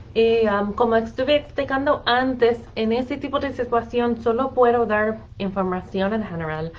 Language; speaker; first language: Spanish; non-native, fluent; English